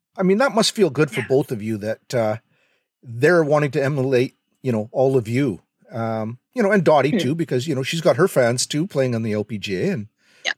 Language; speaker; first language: English; native; English